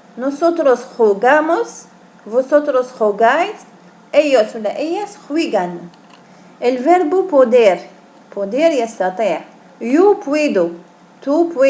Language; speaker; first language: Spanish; non-native, fluent; Arabic